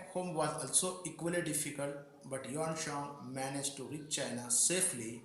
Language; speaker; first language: English; non-native, local second language; Marathi